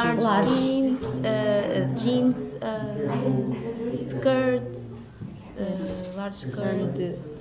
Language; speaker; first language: English; non-native, learner; Portuguese